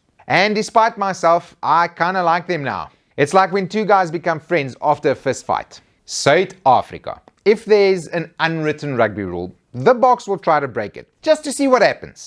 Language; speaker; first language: English; native; English